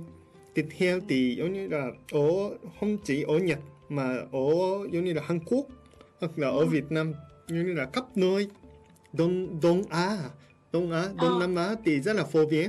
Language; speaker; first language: Vietnamese; non-native, fluent; Japanese